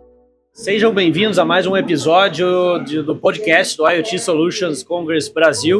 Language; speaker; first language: Portuguese; native; Portuguese